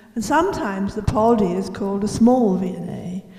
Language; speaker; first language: English; native; English